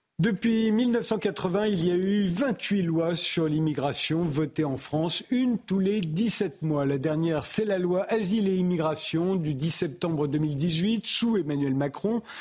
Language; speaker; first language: French; native; French